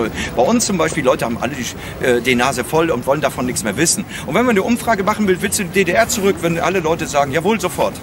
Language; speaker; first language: German; native; German